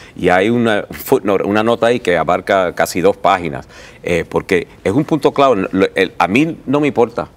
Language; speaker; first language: Spanish; early bilingual, heritage; Spanish